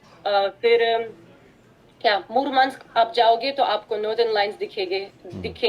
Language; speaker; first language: Hindi; non-native, fluent; Russian